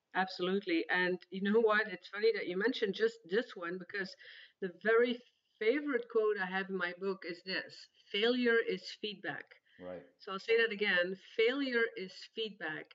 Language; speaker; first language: English; non-native, fluent; Dutch